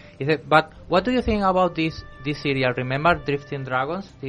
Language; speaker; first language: English; non-native, learner; Spanish